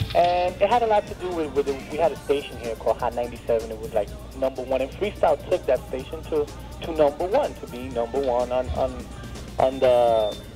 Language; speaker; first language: English; native; English